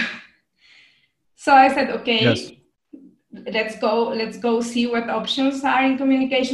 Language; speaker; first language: English; non-native, fluent; Spanish